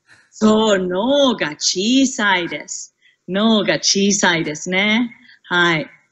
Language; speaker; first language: Japanese; non-native, fluent; English